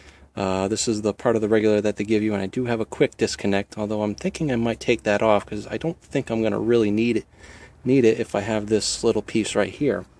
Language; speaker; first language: English; native; English